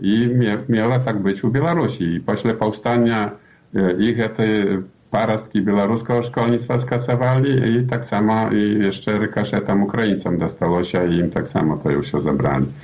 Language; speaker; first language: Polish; non-native, learner; Belarusian